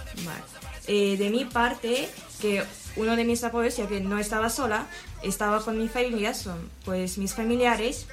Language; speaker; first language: Spanish; non-native, learner; Ukrainian